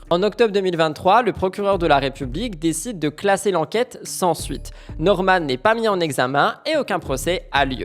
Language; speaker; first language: French; native; French